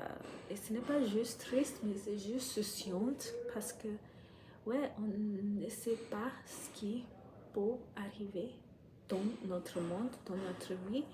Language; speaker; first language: French; non-native, fluent; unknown